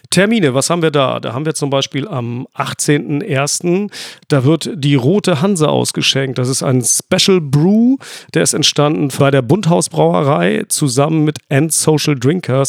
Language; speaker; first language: German; native; German